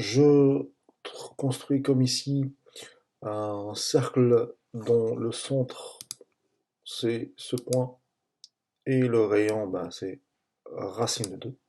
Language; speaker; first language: French; native; French